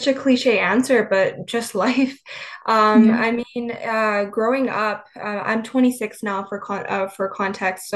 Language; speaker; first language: English; native; English